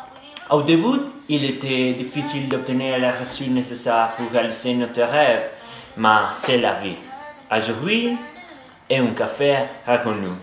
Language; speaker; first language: French; non-native, learner; Spanish